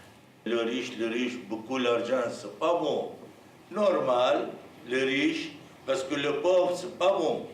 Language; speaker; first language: French; non-native, learner; Arabic